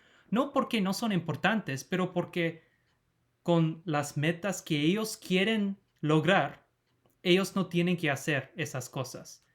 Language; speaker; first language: Spanish; non-native, fluent; English